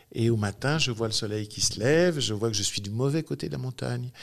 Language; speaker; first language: French; native; French